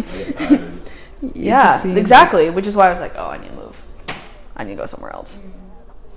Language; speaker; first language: English; native; English